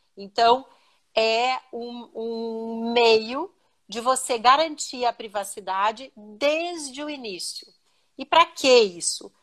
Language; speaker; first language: Portuguese; native; Portuguese